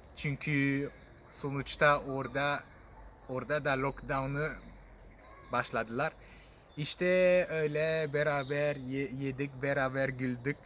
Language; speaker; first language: Turkish; non-native, fluent; French